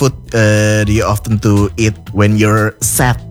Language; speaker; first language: English; non-native, fluent; Indonesian